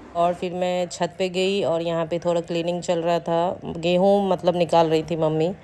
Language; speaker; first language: Hindi; native; Hindi